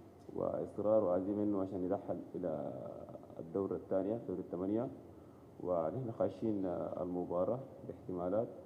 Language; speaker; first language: Arabic; native; Arabic